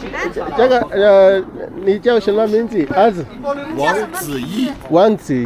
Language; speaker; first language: Chinese; non-native, learner; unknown